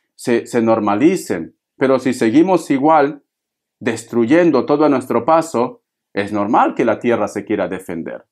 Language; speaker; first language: Spanish; native; Spanish